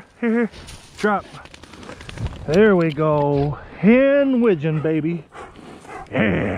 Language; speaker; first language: English; native; English